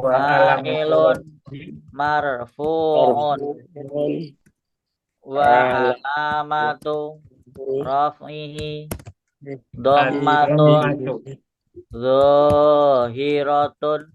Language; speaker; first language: Arabic; non-native, learner; Indonesian